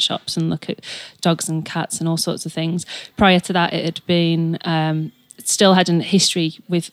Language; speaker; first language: English; native; English